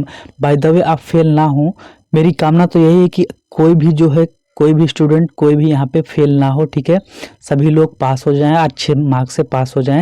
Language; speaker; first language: Hindi; native; Hindi